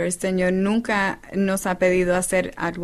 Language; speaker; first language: Spanish; non-native, fluent; English